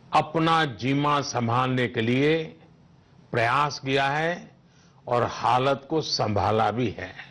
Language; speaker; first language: Hindi; non-native, local second language; Gujarati